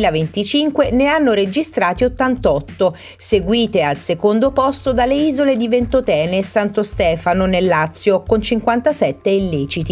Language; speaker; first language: Italian; native; Italian